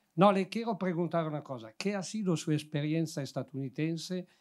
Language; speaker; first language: Spanish; non-native, learner; Italian